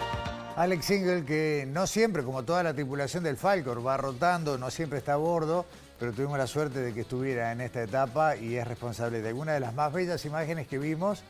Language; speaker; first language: Spanish; native; Spanish